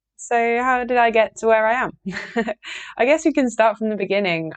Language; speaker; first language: English; native; English